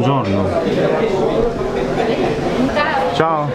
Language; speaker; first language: Italian; non-native, learner; German